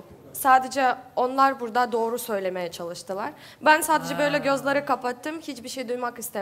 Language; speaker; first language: Turkish; non-native, learner; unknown